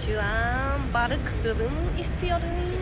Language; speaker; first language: Turkish; non-native, learner; Japanese